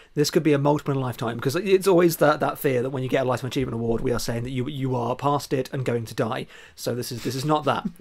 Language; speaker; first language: English; native; English